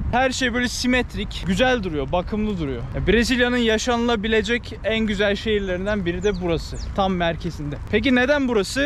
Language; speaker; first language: Turkish; native; Turkish